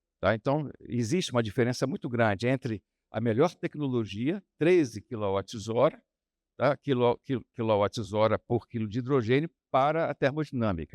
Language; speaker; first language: Portuguese; native; Portuguese